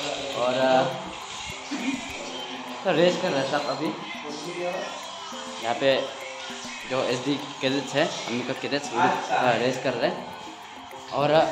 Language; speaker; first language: Hindi; non-native, local second language; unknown